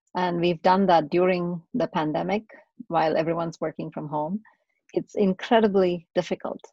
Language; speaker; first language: English; non-native, local second language; Tamil